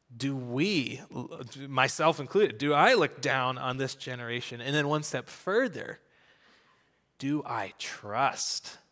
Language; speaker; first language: English; native; English